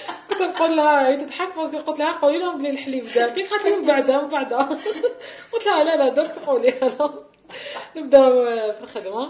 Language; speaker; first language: Arabic; native; Arabic